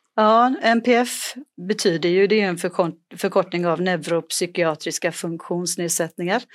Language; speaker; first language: Swedish; native; Swedish